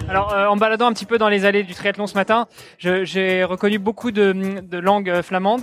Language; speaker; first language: French; native; French